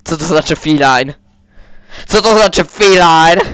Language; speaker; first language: Polish; early bilingual, heritage; Polish